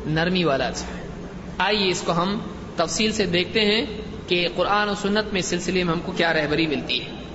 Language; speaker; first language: Urdu; native; Urdu